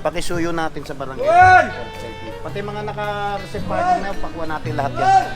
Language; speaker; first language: Filipino; native; Filipino